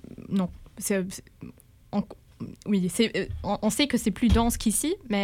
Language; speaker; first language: French; non-native, fluent; German